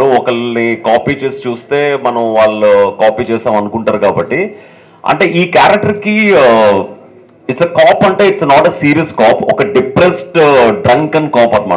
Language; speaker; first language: Telugu; native; Telugu